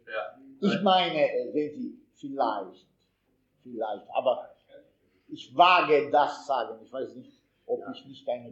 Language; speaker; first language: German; non-native, fluent; Italian